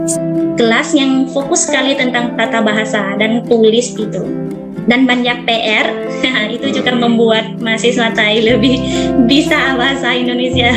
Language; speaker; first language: Indonesian; non-native, fluent; Thai